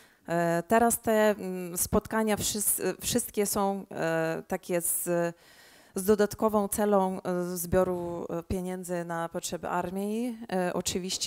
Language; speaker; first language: Polish; early bilingual, heritage; Polish